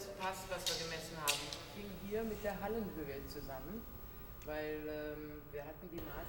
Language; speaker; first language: German; native; German